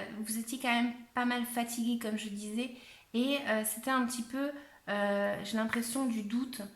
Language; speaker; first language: French; non-native, fluent; Spanish